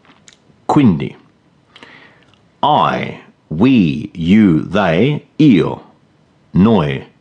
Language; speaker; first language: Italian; non-native, fluent; English